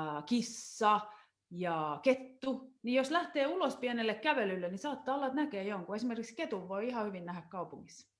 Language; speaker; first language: Finnish; native; Finnish